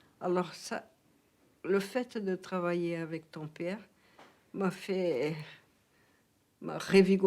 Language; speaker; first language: French; non-native, fluent; Portuguese